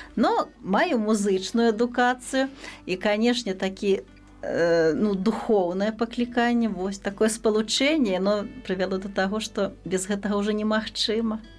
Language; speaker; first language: Belarusian; native; Belarusian